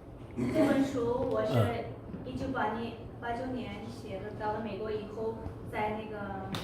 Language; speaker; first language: Chinese; non-native, local second language; Uyghur